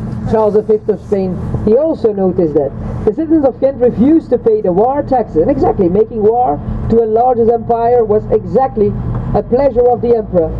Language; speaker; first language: English; non-native, fluent; Dutch